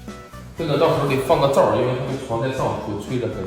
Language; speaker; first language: Chinese; native; Chinese